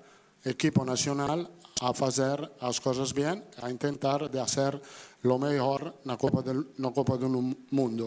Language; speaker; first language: Portuguese; non-native, fluent; Italian